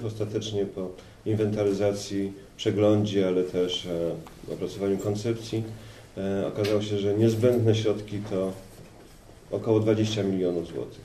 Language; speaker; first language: Polish; native; Polish